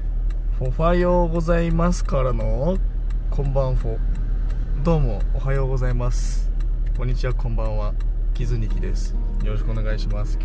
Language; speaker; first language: Japanese; native; Japanese